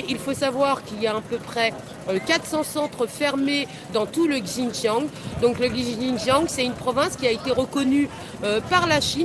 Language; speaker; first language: French; native; French